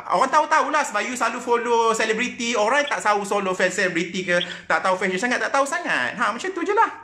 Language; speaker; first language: Malay; native; Malay